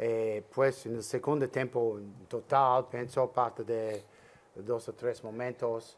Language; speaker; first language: Spanish; non-native, learner; English